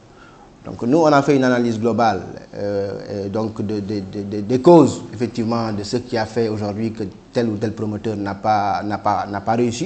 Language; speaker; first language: French; non-native, local second language; Wolof